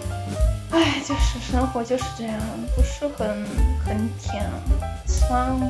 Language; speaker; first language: Chinese; non-native, fluent; Ukrainian